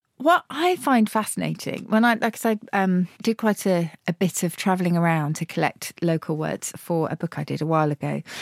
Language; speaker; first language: English; native; English